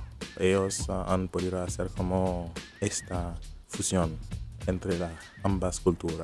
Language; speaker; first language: Spanish; non-native, fluent; Haitian Creole